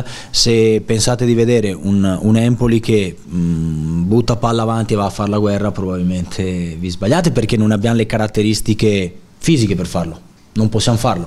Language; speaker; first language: Italian; native; Italian